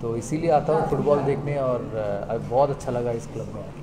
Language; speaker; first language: Hindi; non-native, local second language; Bangla